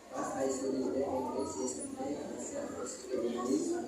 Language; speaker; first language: English; non-native, learner; Indonesian